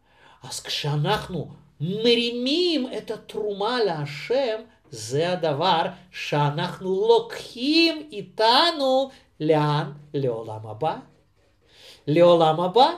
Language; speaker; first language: Hebrew; non-native, fluent; Russian